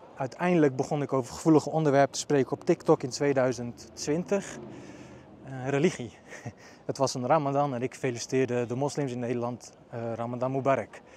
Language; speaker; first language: Dutch; early bilingual, other home language; Bosnian